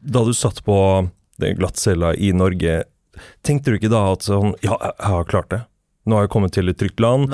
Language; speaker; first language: Norwegian; native; Norwegian